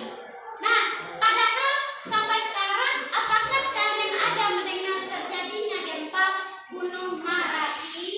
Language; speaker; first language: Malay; non-native, local second language; Minangkabau